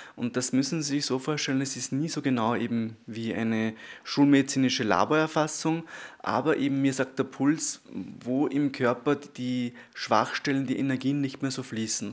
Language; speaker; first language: German; native; German